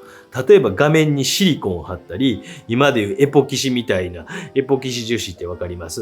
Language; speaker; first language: Japanese; native; Japanese